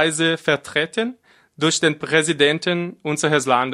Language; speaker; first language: German; non-native, fluent; Portuguese